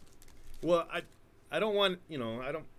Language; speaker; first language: English; native; English